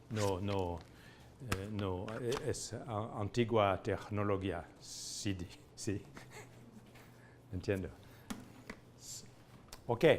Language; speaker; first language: Spanish; non-native, fluent; French